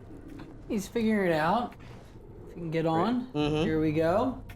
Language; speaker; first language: English; native; English